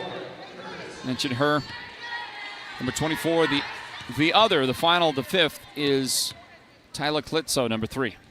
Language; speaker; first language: English; native; English